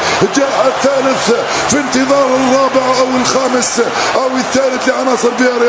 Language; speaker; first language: Arabic; native; Arabic